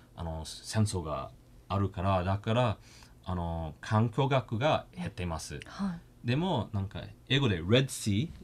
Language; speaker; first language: Japanese; non-native, fluent; English